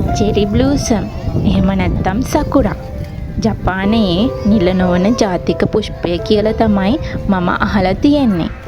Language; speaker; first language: Sinhala; native; Sinhala